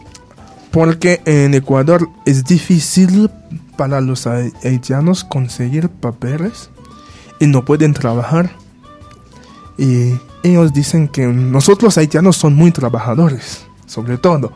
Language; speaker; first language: Spanish; non-native, fluent; Haitian Creole